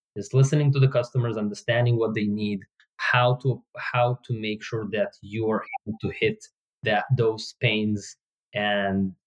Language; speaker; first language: English; non-native, fluent; Hebrew